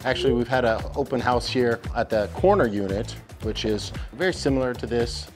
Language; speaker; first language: English; native; English